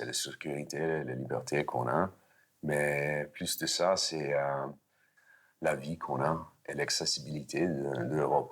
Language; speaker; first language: French; non-native, fluent; English